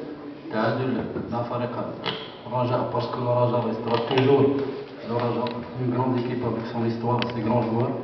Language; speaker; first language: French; non-native, local second language; Arabic